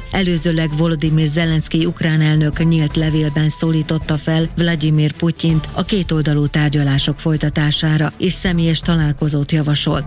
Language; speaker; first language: Hungarian; native; Hungarian